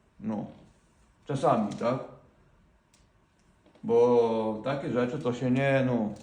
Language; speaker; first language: Polish; non-native, fluent; Ukrainian